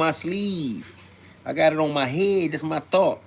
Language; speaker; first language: English; native; English